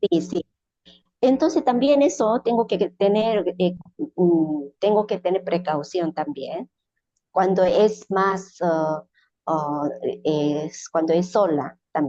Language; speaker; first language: Spanish; non-native, learner; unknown